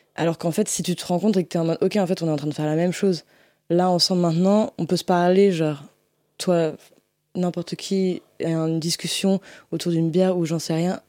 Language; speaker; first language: French; native; French